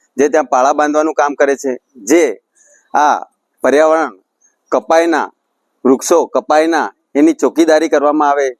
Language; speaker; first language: Gujarati; native; Gujarati